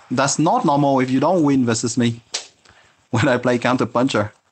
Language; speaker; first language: English; non-native, fluent; French